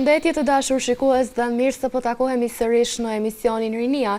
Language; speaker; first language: Albanian; native; Albanian